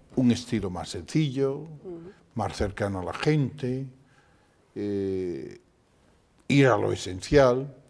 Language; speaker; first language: Spanish; native; Spanish